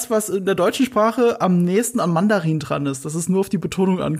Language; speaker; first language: German; native; German